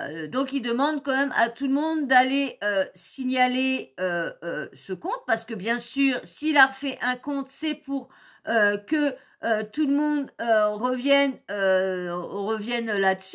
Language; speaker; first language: French; native; French